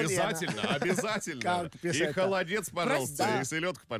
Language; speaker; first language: Russian; native; Russian